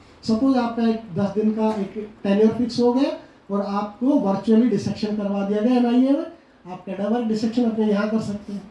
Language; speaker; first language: Hindi; native; Hindi